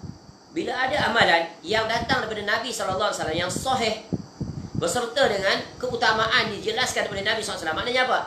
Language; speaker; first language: Malay; native; Malay